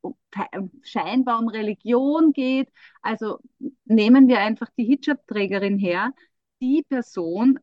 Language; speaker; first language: German; native; German